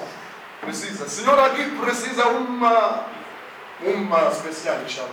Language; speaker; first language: Portuguese; non-native, learner; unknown